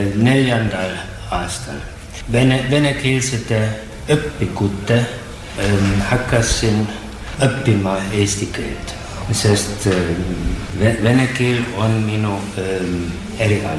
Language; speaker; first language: Estonian; non-native, learner; German